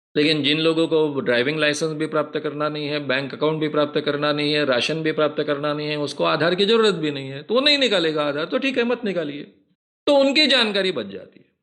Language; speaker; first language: Hindi; non-native, local second language; Marathi